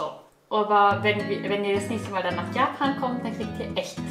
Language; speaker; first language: German; native; German